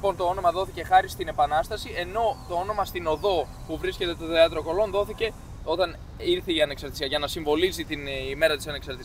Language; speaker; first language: Greek; native; Greek